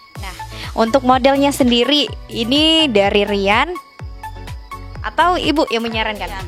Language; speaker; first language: Indonesian; native; Indonesian